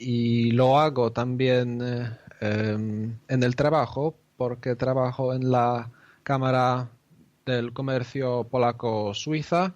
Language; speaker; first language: Spanish; non-native, fluent; Polish